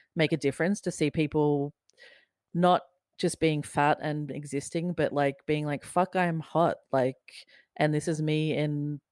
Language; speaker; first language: English; native; English